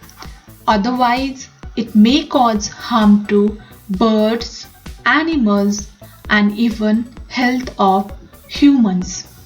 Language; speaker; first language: English; non-native, local second language; Marathi